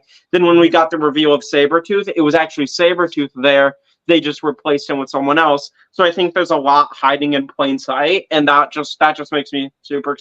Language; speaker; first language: English; native; English